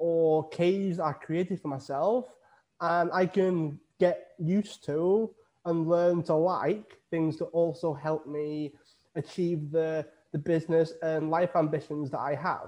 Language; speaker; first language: English; native; English